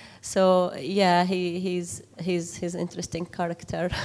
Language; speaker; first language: English; non-native, fluent; Arabic